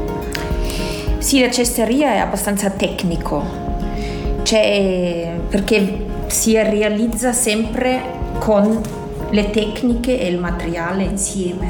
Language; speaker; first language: Italian; non-native, fluent; German